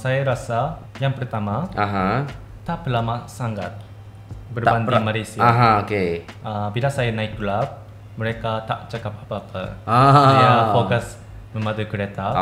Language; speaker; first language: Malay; non-native, fluent; Japanese